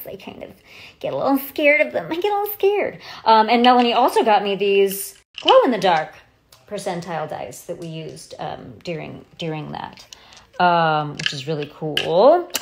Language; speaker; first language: English; native; English